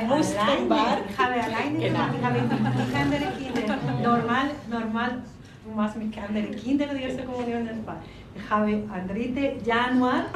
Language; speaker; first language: German; non-native, learner; Spanish